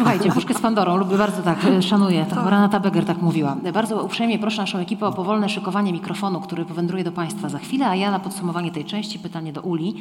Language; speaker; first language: Polish; native; Polish